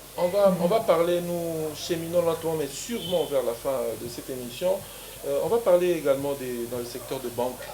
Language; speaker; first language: French; non-native, local second language; Lingala